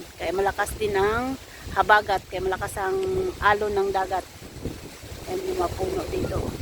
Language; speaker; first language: Filipino; non-native, local second language; Cebuano